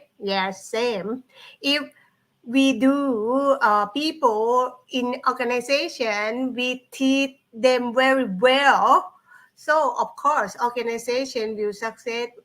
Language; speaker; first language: English; non-native, learner; Thai